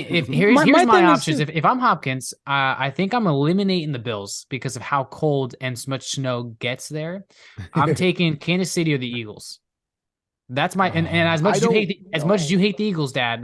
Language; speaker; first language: English; native; English